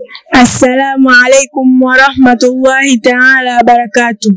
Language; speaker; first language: Arabic; non-native, learner; Swahili